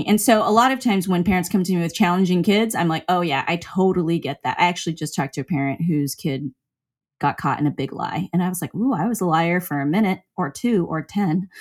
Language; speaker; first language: English; native; English